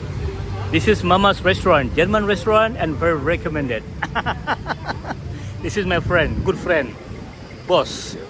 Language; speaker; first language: English; non-native, fluent; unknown